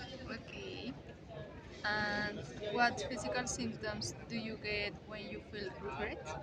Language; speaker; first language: English; non-native, learner; Spanish